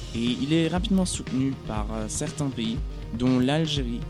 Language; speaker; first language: French; non-native, fluent; German